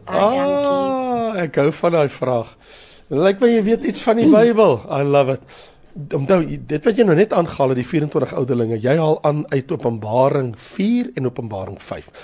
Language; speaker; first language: Afrikaans; native; Afrikaans